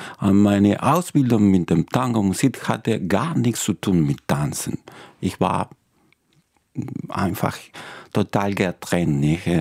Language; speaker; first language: German; non-native, fluent; Spanish